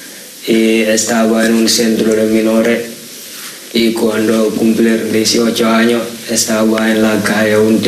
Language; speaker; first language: Spanish; non-native, learner; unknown